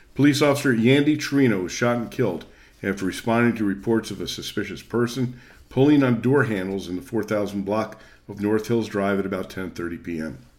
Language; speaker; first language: English; native; English